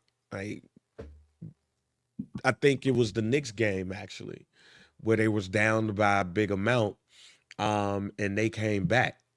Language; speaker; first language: English; native; English